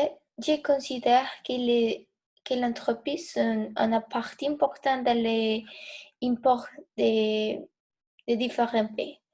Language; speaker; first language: French; non-native, learner; Spanish